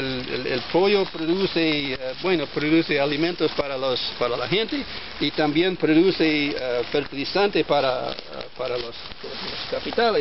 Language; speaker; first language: Spanish; non-native, fluent; English